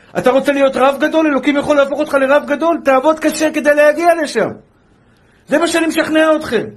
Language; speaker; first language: Hebrew; native; Hebrew